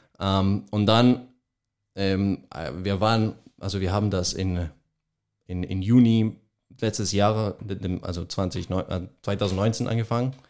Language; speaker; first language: German; non-native, fluent; Spanish